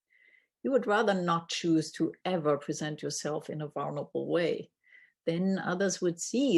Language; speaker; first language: English; non-native, fluent; German